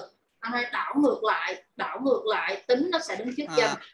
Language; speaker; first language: Vietnamese; native; Vietnamese